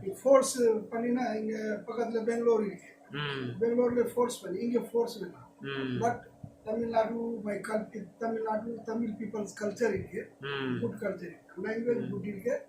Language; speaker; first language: Tamil; non-native, learner; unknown